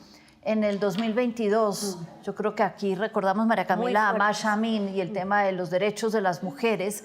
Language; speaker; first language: Spanish; native; Spanish